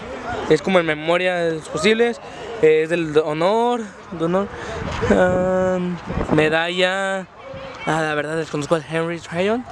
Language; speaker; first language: Spanish; native; Spanish